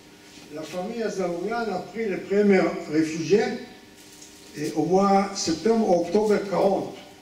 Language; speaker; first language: French; non-native, fluent; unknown